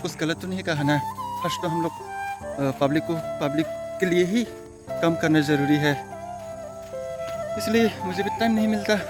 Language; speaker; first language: Hindi; non-native, local second language; Kok Borok